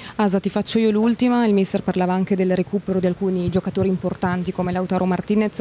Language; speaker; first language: Italian; native; Italian